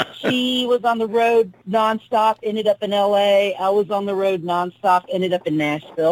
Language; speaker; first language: English; native; English